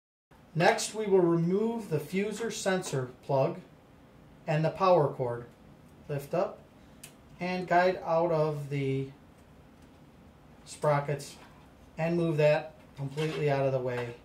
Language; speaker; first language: English; native; English